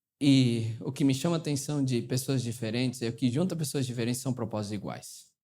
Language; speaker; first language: Portuguese; early bilingual, other home language; Spanish